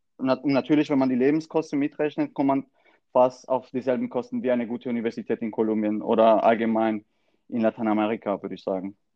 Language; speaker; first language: German; non-native, fluent; Spanish